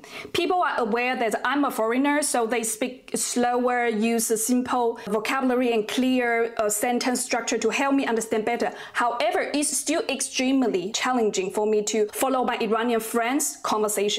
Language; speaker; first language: English; non-native, fluent; Chinese